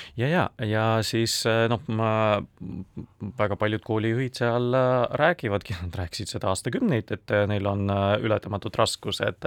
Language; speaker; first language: Estonian; non-native, local second language; Russian